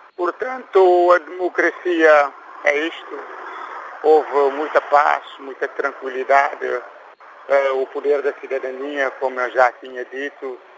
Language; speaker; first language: Portuguese; non-native, local second language; Kabuverdianu